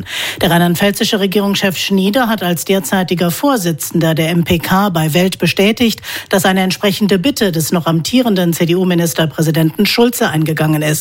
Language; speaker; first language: German; native; German